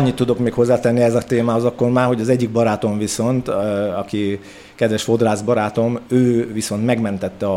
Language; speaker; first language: Hungarian; native; Hungarian